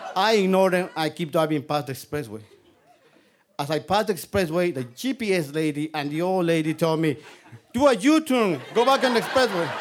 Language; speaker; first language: English; non-native, fluent; Spanish